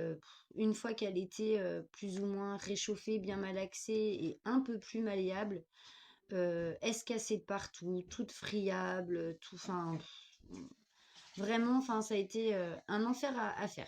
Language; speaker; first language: French; native; French